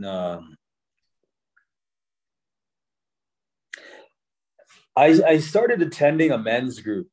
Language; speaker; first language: English; native; English